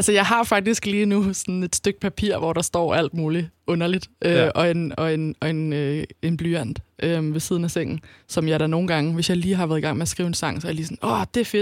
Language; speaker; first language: Danish; native; Danish